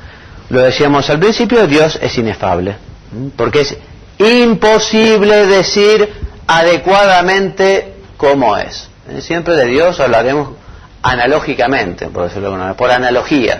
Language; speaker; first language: Spanish; native; Spanish